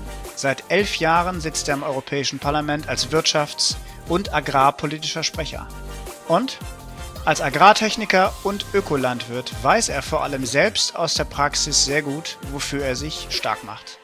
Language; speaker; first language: German; native; German